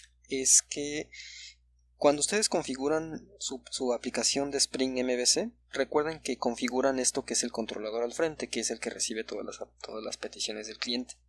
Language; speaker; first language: Spanish; native; Spanish